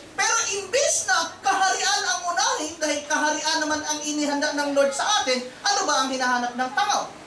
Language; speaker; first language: Filipino; non-native, local second language; Cebuano